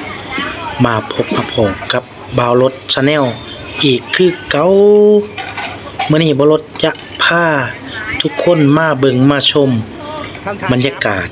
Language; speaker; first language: Thai; non-native, local second language; Lao